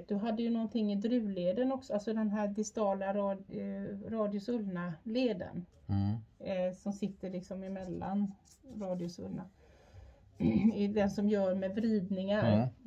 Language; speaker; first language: Swedish; native; Swedish